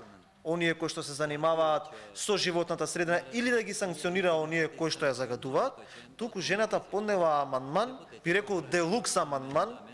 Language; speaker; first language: Macedonian; native; Macedonian